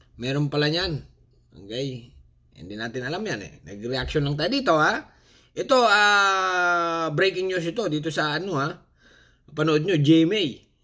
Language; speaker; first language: Filipino; non-native, local second language; Cebuano